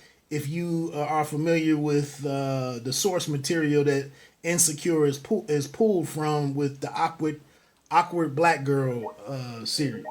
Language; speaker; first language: English; native; English